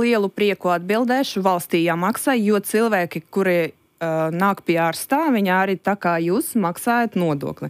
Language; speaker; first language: Latvian; non-native, local second language; Russian